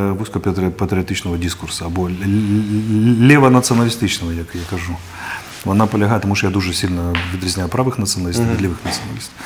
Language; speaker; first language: Ukrainian; non-native, local second language; Russian